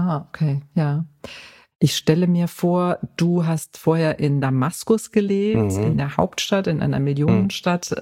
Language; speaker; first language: German; native; German